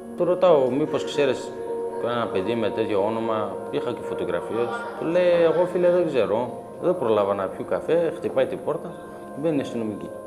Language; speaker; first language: Greek; non-native, learner; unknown